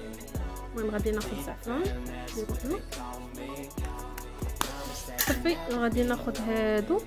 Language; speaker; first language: Arabic; native; Arabic